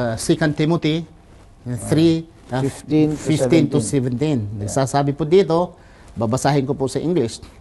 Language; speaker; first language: Filipino; non-native, local second language; Cebuano